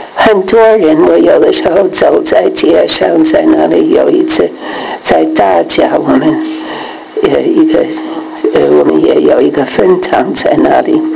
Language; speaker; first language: Chinese; non-native, fluent; English